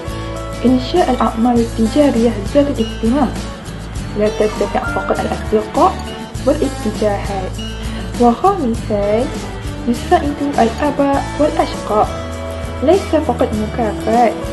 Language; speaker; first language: Arabic; non-native, learner; Malay